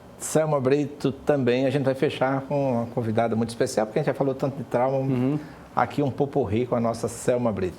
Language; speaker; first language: Portuguese; native; Portuguese